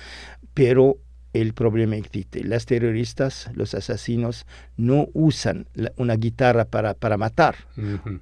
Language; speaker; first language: Spanish; non-native, fluent; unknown